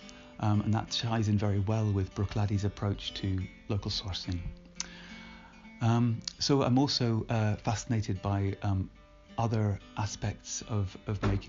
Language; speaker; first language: English; native; English